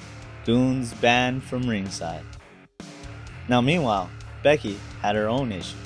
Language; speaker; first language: English; native; English